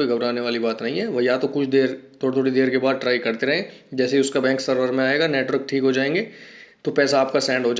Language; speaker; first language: Hindi; native; Hindi